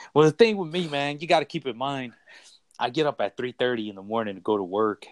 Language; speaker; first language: English; early bilingual, other home language; Spanish